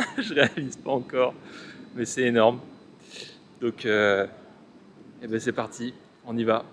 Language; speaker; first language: French; native; French